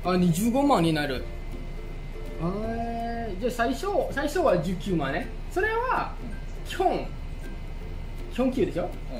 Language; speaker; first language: Japanese; non-native, fluent; Indonesian